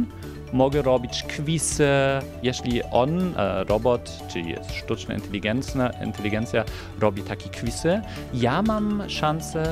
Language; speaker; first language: Polish; non-native, fluent; German